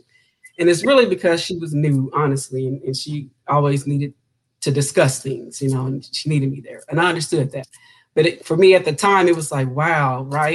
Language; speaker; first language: English; native; English